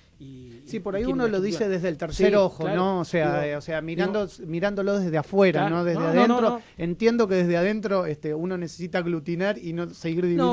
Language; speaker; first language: Spanish; native; Spanish